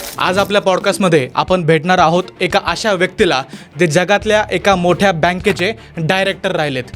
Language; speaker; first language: Marathi; native; Marathi